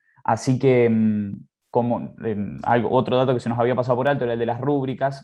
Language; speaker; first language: Spanish; native; Spanish